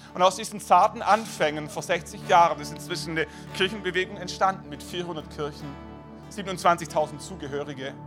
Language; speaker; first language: German; native; German